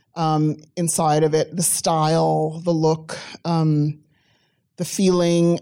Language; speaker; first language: English; native; English